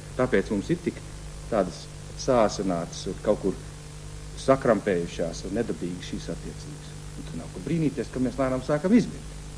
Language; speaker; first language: Latvian; early bilingual, heritage; Latvian